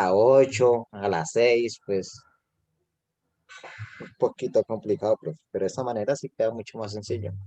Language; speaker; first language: Spanish; native; Spanish